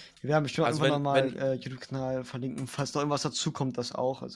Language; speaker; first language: German; native; German